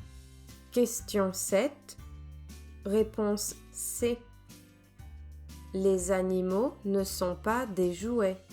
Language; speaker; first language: French; native; French